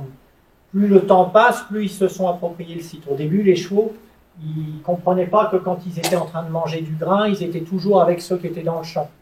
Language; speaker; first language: French; native; French